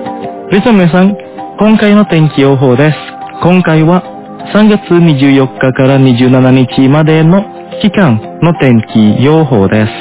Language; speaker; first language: Japanese; non-native, fluent; Indonesian